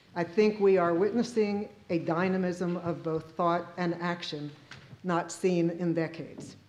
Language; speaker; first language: English; native; English